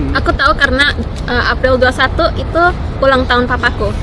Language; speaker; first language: Indonesian; early bilingual, other home language; Japanese